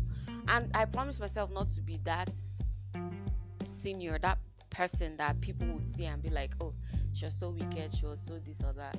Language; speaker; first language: English; non-native, local second language; Igbo